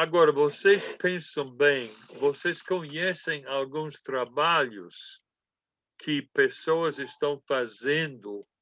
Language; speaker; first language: Portuguese; non-native, fluent; English